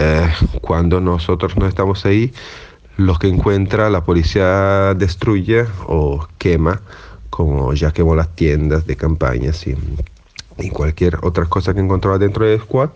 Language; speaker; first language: Spanish; non-native, fluent; Italian